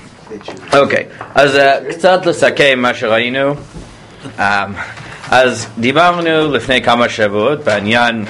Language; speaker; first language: Hebrew; non-native, fluent; English